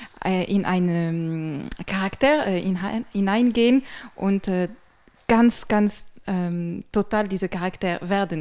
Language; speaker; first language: German; non-native, fluent; French